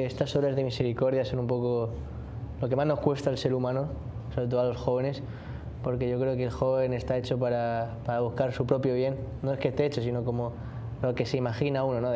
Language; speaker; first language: Spanish; native; Spanish